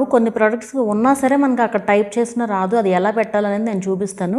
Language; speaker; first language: Telugu; native; Telugu